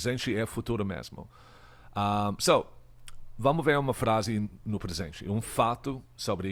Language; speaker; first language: Portuguese; non-native, fluent; English